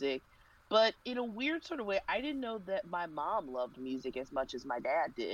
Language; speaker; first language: English; native; English